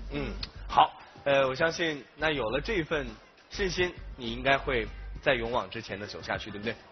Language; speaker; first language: Chinese; non-native, local second language; Uyghur